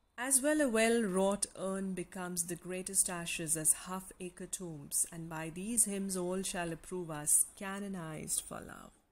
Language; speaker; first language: English; non-native, local second language; Punjabi